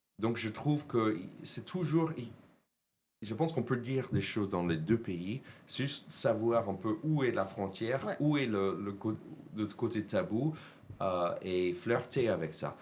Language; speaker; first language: French; non-native, fluent; English